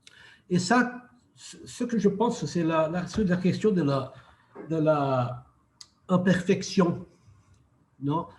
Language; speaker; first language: French; non-native, fluent; Portuguese